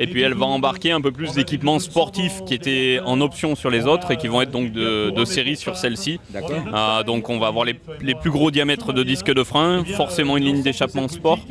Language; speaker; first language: French; native; French